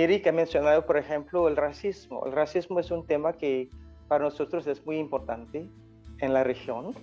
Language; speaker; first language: Spanish; non-native, fluent; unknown